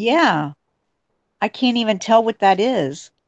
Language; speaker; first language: English; native; English